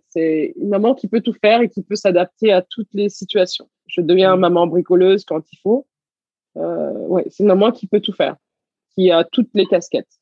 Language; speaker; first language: French; early bilingual, other home language; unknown